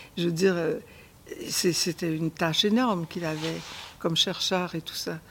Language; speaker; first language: French; native; French